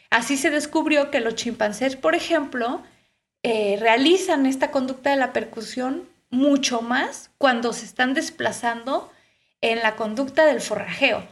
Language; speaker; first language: Spanish; native; Spanish